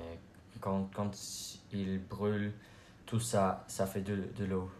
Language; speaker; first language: French; non-native, learner; English